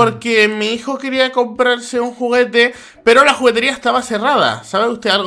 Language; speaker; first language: Spanish; native; Spanish